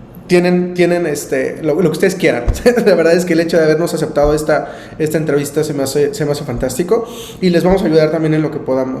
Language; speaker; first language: Spanish; native; Spanish